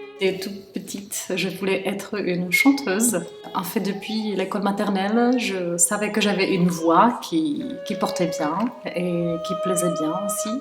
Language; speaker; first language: French; non-native, fluent; Czech